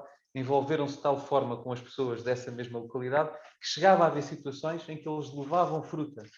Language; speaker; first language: Portuguese; native; Portuguese